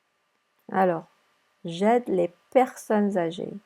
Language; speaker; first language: French; non-native, fluent; English